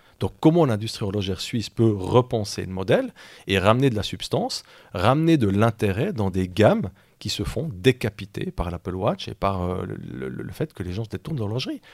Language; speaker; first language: French; native; French